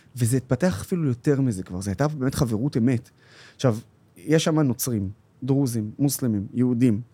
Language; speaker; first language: Hebrew; non-native, local second language; Arabic